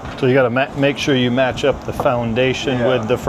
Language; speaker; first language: English; native; English